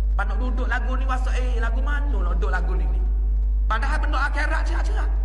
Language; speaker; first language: Malay; native; Malay